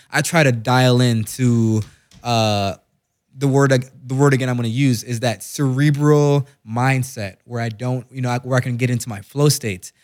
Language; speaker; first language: English; native; English